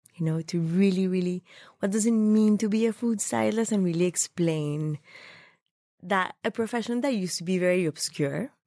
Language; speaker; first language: English; non-native, fluent; Spanish